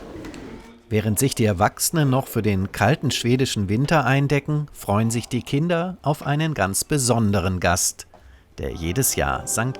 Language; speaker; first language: German; native; German